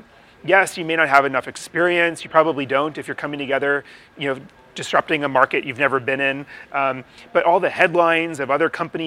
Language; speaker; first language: English; native; English